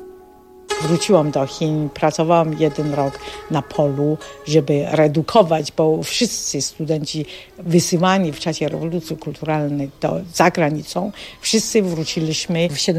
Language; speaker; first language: Polish; non-native, fluent; Chinese